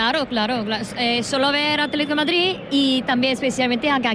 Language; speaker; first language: Spanish; non-native, learner; Korean